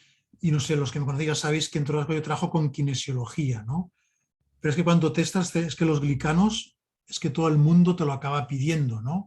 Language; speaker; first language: Spanish; native; Spanish